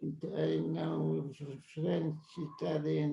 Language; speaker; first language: English; non-native, fluent; Polish